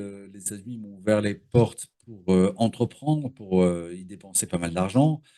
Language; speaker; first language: French; native; French